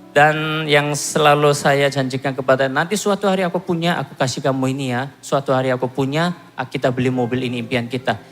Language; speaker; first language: Indonesian; non-native, fluent; Korean